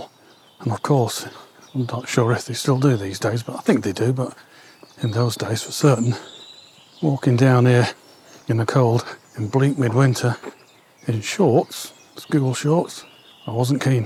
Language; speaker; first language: English; native; English